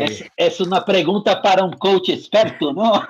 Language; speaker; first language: Spanish; non-native, fluent; Portuguese